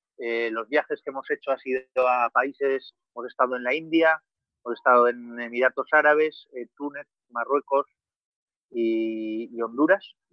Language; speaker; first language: Spanish; native; Spanish